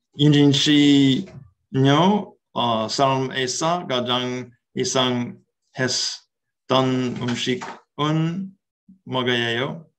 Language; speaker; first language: Korean; non-native, learner; English